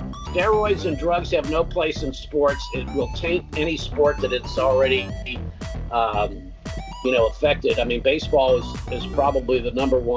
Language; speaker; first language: English; native; English